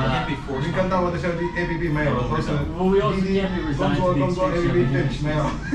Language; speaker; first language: Chinese; non-native, learner; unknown